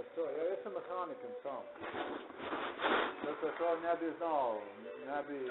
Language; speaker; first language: Polish; non-native, learner; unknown